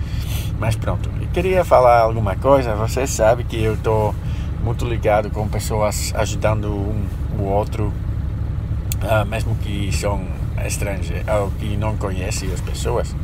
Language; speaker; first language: Portuguese; non-native, fluent; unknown